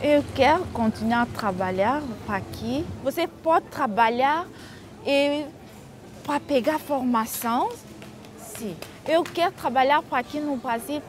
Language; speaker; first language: Portuguese; non-native, learner; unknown